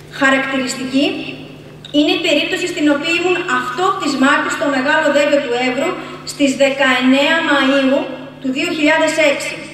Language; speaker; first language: Greek; non-native, local second language; Bulgarian